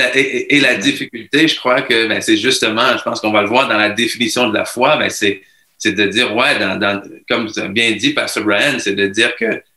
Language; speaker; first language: French; native; French